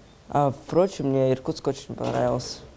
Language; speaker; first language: Russian; non-native, local second language; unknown